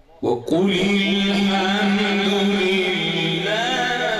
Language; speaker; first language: Arabic; native; Arabic